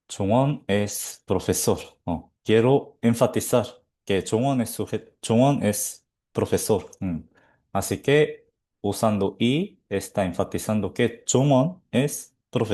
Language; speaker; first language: Spanish; non-native, fluent; Korean